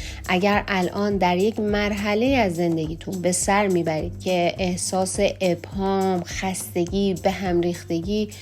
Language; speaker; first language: Persian; native; Persian